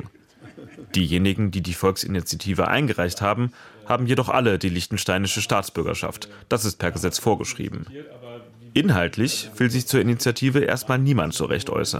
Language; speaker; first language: German; native; German